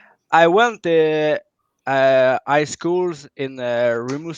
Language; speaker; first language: English; non-native, local second language; French